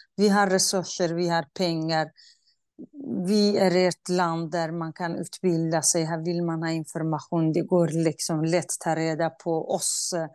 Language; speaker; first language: Swedish; non-native, fluent; Central Kurdish